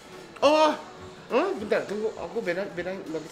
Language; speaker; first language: Indonesian; non-native, fluent; Japanese